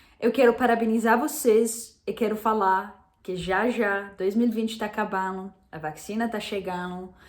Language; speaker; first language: Portuguese; non-native, fluent; Arabic